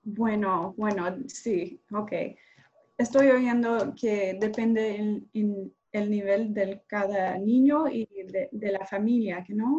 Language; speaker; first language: Spanish; non-native, learner; English